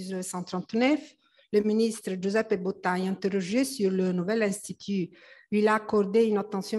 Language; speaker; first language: French; non-native, fluent; Italian